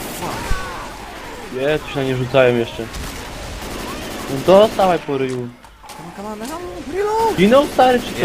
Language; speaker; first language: Polish; native; Polish